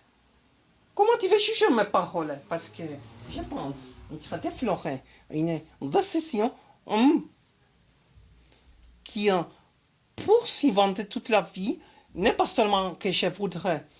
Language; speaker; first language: French; non-native, learner; German